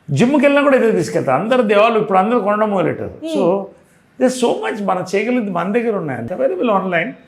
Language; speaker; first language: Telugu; native; Telugu